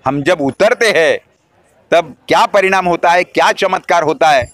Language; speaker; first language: Hindi; non-native, local second language; Marathi